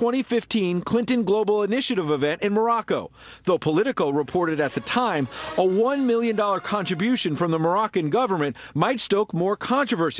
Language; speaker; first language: English; native; English